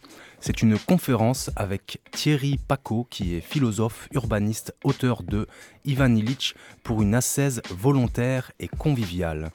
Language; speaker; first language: French; native; French